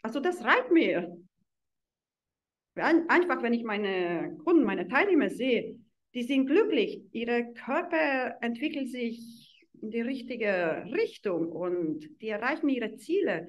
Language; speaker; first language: German; non-native, fluent; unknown